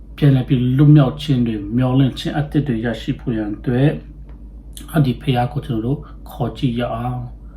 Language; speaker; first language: Burmese; non-native, local second language; Tedim Chin